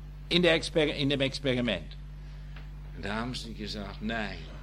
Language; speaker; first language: German; non-native, fluent; English